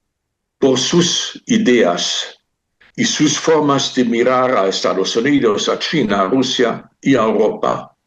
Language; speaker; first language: Spanish; non-native, fluent; German